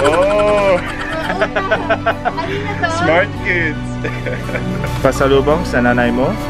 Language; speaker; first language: Filipino; non-native, learner; Arabic